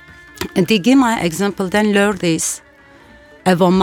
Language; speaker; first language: Danish; non-native, learner; Kurdish